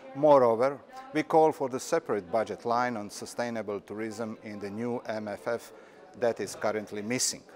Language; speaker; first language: English; non-native, fluent; Croatian